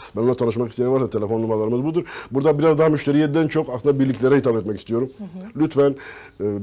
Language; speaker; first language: Turkish; non-native, local second language; Kurdish